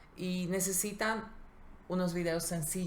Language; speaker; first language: Spanish; non-native, fluent; Slovak